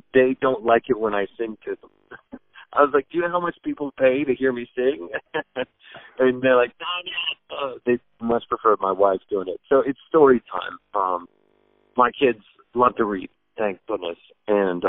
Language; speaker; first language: English; native; English